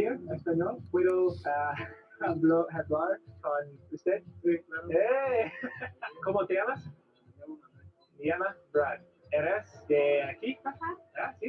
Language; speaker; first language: Spanish; non-native, learner; English